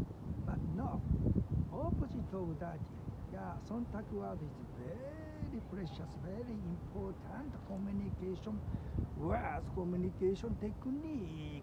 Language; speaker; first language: English; non-native, learner; Japanese